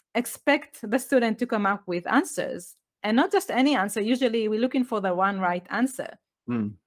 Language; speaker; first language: English; non-native, fluent; Hebrew